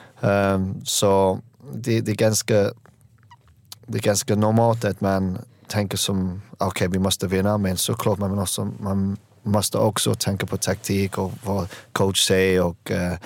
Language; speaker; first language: Swedish; non-native, learner; English